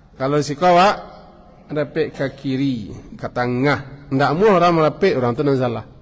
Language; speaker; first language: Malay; non-native, local second language; Minangkabau